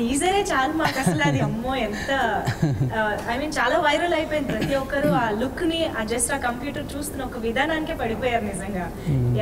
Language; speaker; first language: Telugu; native; Telugu